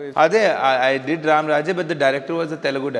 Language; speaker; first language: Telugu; non-native, local second language; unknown